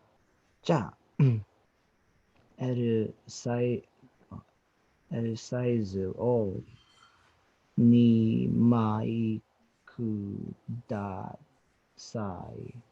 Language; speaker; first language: Japanese; non-native, learner; English